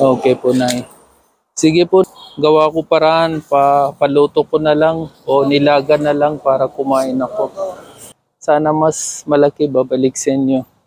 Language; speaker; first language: Filipino; non-native, learner; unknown